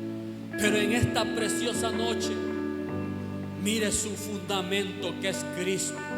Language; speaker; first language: Spanish; native; Spanish